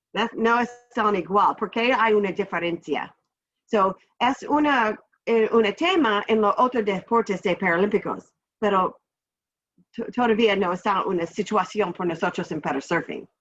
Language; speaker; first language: Spanish; non-native, learner; English